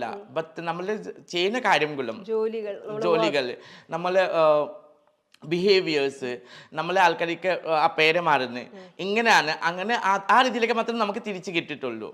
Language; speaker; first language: Malayalam; non-native, learner; Assamese